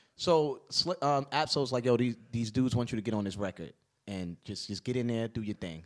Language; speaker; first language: English; native; English